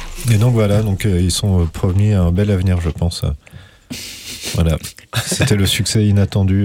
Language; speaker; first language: French; native; French